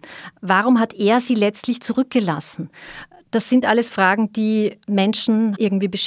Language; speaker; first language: German; native; German